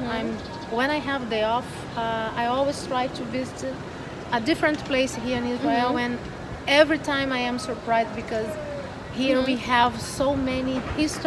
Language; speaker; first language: English; non-native, learner; Portuguese